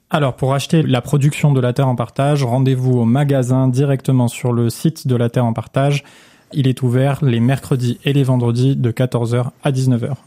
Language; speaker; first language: French; native; French